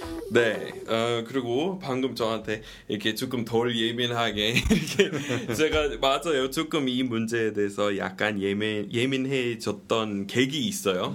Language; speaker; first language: Korean; non-native, fluent; English